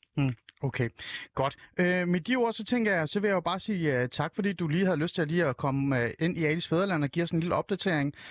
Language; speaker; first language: Danish; early bilingual, other home language; Persian